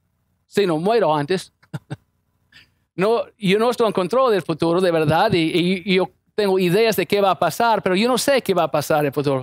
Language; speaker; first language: Spanish; non-native, fluent; English